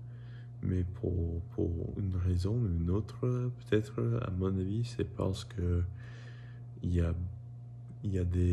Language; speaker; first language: French; non-native, learner; English